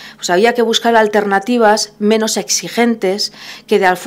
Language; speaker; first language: Spanish; native; Spanish